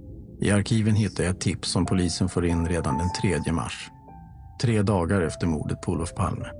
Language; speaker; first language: Swedish; native; Swedish